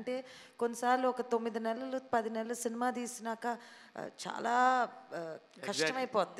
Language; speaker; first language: Telugu; native; Telugu